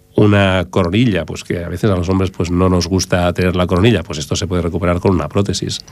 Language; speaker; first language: Spanish; native; Spanish